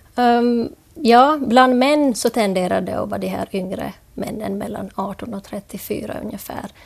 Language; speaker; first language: Swedish; native; Swedish